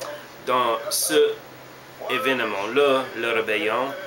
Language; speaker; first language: French; non-native, learner; English